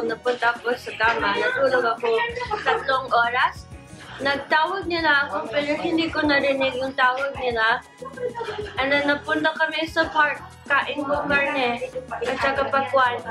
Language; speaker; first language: Filipino; early bilingual, heritage; English